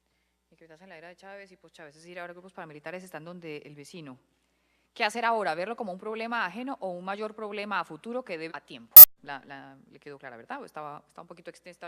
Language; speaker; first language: Spanish; native; Spanish